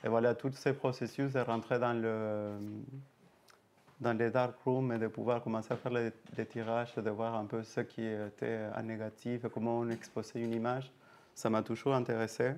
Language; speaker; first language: French; native; French